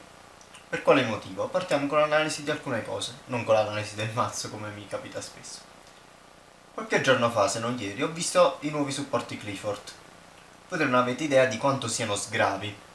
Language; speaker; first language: Italian; native; Italian